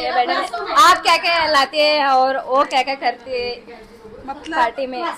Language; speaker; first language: Hindi; non-native, local second language; Kannada